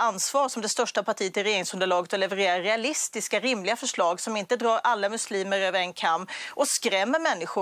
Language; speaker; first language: Swedish; native; Swedish